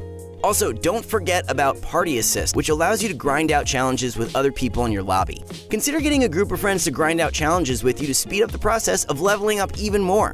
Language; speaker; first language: English; native; English